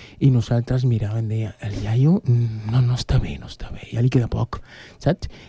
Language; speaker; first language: Catalan; non-native, fluent; Spanish